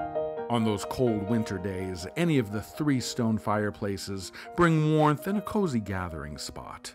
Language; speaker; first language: English; native; English